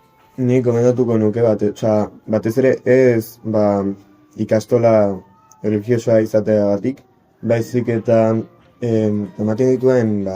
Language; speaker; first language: Basque; non-native, local second language; Spanish